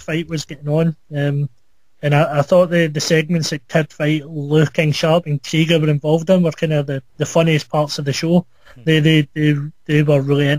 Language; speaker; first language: English; native; English